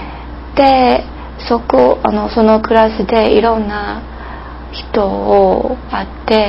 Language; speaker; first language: Japanese; non-native, learner; English